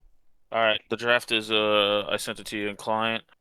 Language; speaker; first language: English; native; English